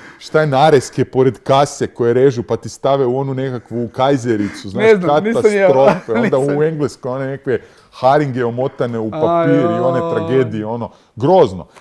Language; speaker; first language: Croatian; native; Croatian